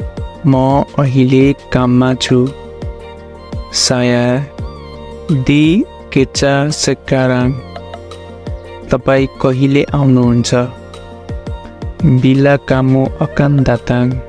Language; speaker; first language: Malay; non-native, fluent; Nepali